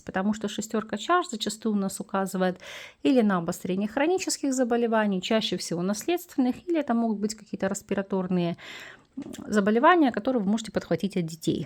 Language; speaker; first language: Russian; native; Russian